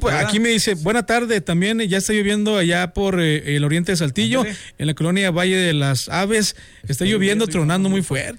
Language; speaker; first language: Spanish; native; Spanish